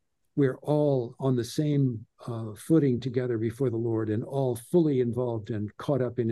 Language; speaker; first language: English; native; English